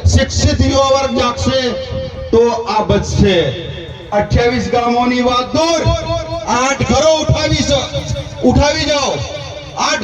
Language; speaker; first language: Gujarati; non-native, local second language; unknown